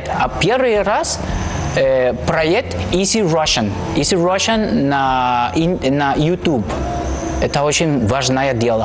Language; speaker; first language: Russian; non-native, learner; Spanish